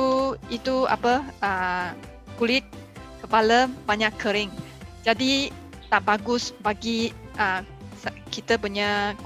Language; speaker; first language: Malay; non-native, local second language; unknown